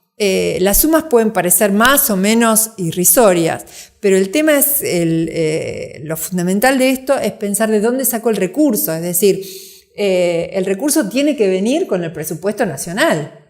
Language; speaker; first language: Spanish; native; Spanish